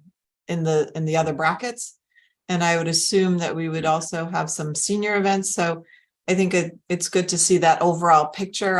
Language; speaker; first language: English; native; English